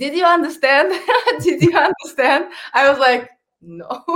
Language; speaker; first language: English; non-native, learner; Kazakh